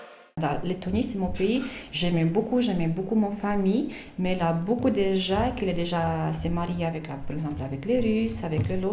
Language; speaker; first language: French; non-native, fluent; Latvian